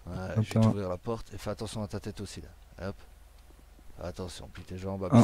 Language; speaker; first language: French; native; French